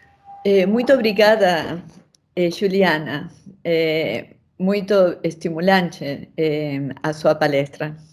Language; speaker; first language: Portuguese; non-native, fluent; Spanish